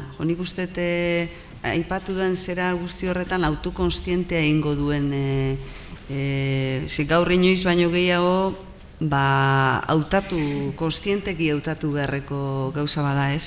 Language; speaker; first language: Basque; native; Basque